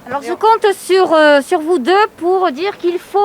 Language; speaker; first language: French; native; French